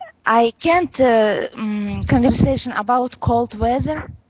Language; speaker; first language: English; non-native, learner; Russian